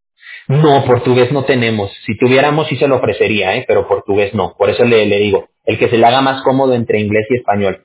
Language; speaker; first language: Spanish; native; Spanish